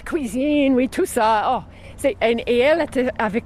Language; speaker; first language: French; non-native, fluent; English